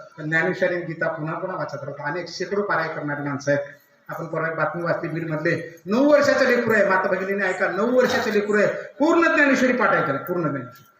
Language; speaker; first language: Marathi; native; Marathi